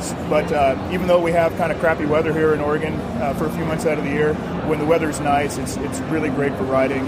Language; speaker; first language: English; native; English